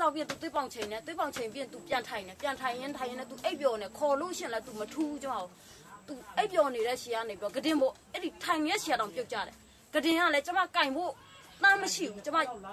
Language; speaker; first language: Burmese; native; Burmese